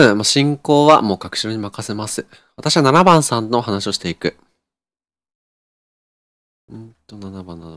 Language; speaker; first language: Japanese; native; Japanese